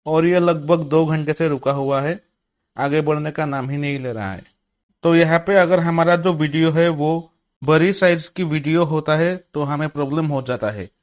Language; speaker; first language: Hindi; native; Hindi